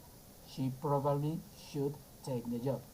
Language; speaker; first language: English; non-native, fluent; Spanish